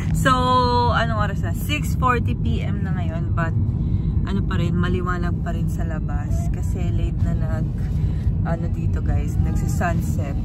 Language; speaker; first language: Filipino; non-native, local second language; Cebuano